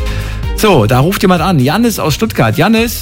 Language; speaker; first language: German; native; German